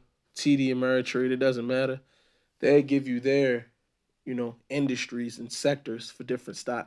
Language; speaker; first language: English; native; English